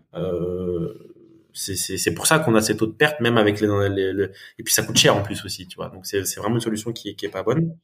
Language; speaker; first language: French; native; French